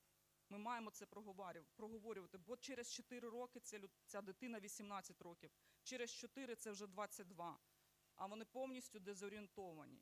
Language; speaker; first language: Ukrainian; native; Ukrainian